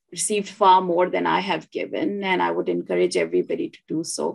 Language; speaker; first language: English; non-native, local second language; Hindi